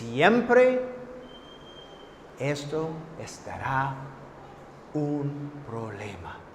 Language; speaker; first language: Spanish; non-native, fluent; English